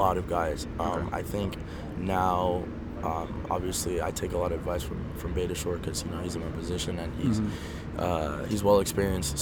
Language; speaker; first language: English; native; English